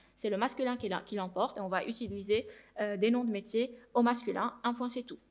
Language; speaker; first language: French; non-native, local second language; Arabic